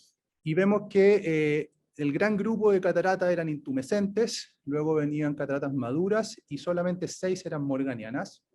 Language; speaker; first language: Spanish; native; Spanish